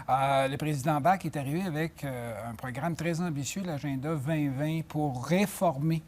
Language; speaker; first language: French; native; French